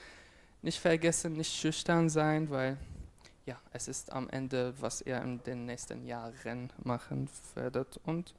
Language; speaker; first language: German; non-native, fluent; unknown